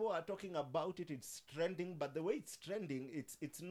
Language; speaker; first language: English; non-native, local second language; Swahili